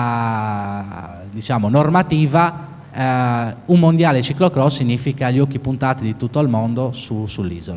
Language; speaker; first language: Italian; native; Italian